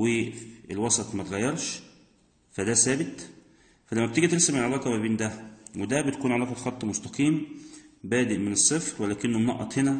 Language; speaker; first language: Arabic; native; Arabic